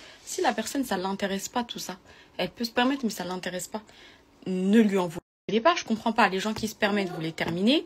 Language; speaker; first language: French; native; French